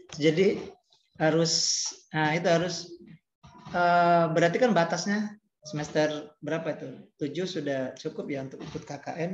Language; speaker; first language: Indonesian; native; Indonesian